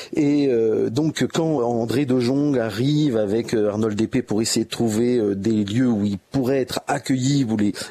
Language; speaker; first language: French; native; French